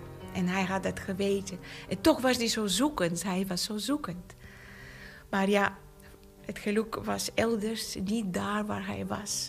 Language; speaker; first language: Dutch; non-native, fluent; Bulgarian